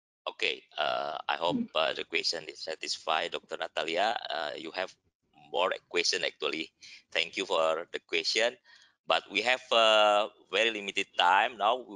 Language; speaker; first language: English; non-native, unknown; Indonesian